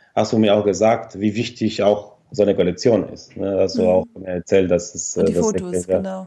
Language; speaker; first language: German; non-native, fluent; Spanish